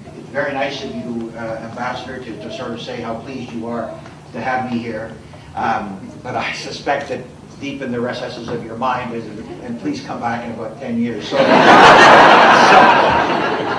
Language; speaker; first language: English; native; English